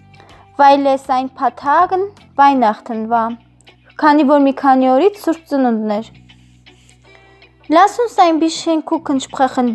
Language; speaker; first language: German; non-native, learner; Armenian